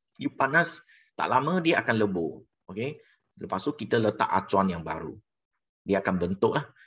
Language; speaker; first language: Malay; non-native, local second language; Chinese